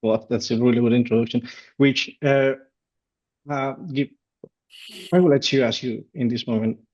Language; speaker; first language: English; non-native, fluent; Spanish